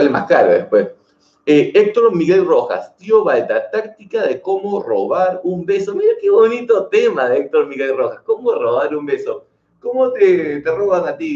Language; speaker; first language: Spanish; native; Spanish